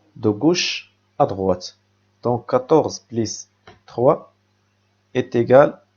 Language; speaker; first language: French; non-native, local second language; Arabic